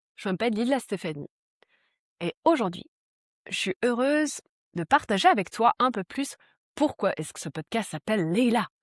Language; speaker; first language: French; early bilingual, other home language; Portuguese